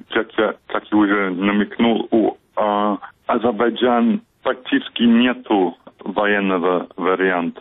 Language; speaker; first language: Russian; non-native, fluent; English